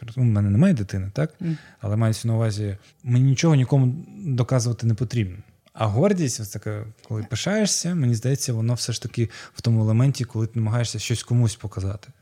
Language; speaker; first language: Ukrainian; non-native, local second language; Russian